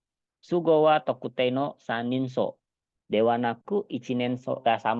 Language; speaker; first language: Indonesian; native; Indonesian